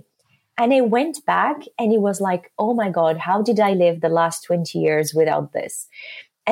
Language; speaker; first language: English; non-native, fluent; Arabic